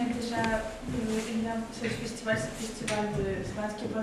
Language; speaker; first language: French; non-native, learner; Russian